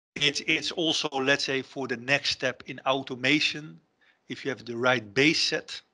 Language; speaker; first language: English; non-native, fluent; Dutch